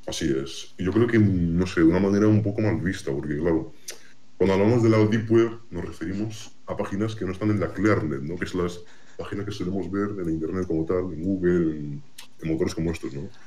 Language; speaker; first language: Spanish; native; Spanish